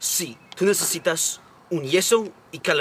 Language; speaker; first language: Spanish; non-native, learner; English